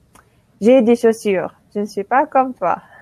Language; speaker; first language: French; non-native, local second language; Arabic